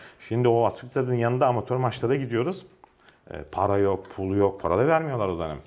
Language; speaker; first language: Turkish; native; Turkish